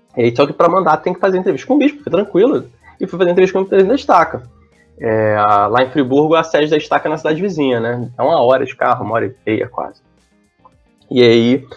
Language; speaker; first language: Portuguese; native; Portuguese